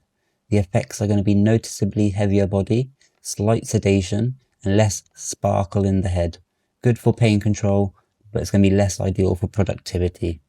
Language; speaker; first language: English; native; English